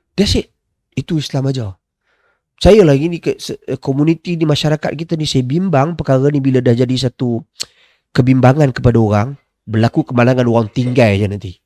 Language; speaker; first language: Malay; native; Malay